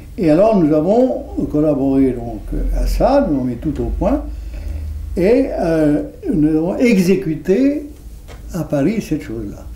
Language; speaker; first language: French; native; French